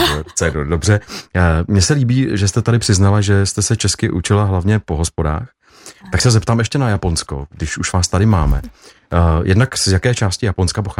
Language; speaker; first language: Czech; native; Czech